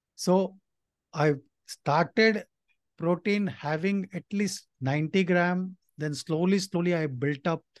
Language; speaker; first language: English; non-native, local second language; Nepali